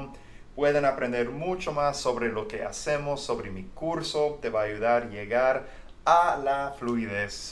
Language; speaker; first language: Spanish; non-native, fluent; English